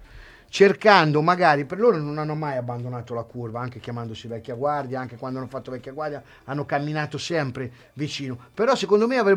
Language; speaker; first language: Italian; native; Italian